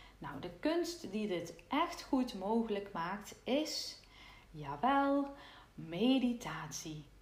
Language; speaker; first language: Dutch; native; Dutch